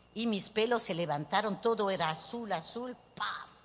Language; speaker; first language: Spanish; early bilingual, heritage; Spanish